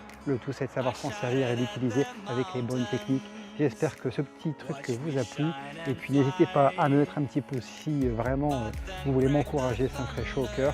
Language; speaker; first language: French; native; French